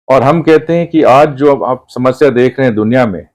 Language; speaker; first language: Hindi; non-native, local second language; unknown